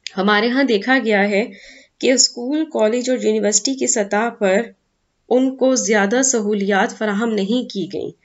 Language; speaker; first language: Urdu; native; Urdu